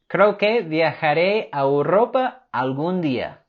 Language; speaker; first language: Spanish; non-native, fluent; English